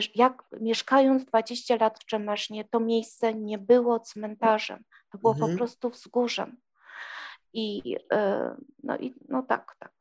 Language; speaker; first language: Polish; native; Polish